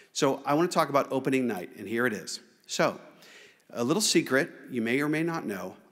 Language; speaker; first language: English; native; English